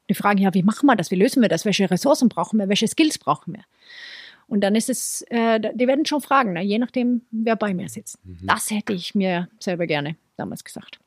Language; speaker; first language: German; non-native, fluent; Swedish